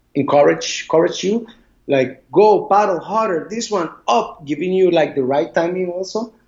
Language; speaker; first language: English; non-native, learner; Spanish